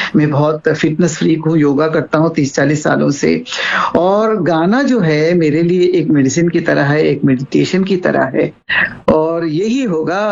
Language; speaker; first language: Hindi; non-native, local second language; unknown